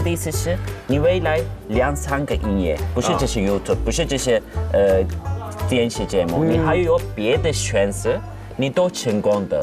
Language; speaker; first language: Chinese; non-native, fluent; Turkish